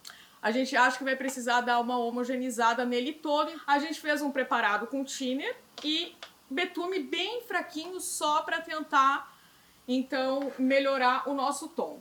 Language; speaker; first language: Portuguese; native; Portuguese